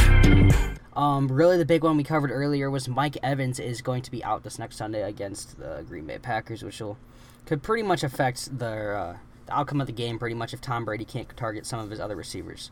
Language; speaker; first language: English; native; English